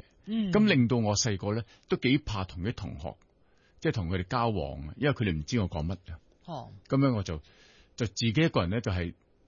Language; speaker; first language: Cantonese; non-native, local second language; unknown